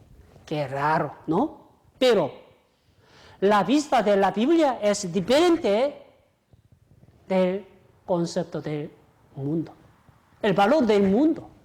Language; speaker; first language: Spanish; non-native, fluent; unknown